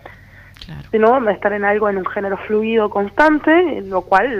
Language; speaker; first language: Spanish; native; Spanish